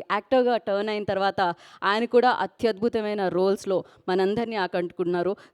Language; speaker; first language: Telugu; native; Telugu